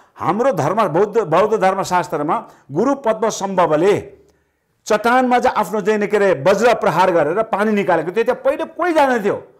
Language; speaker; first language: Nepali; non-native, local second language; Sherpa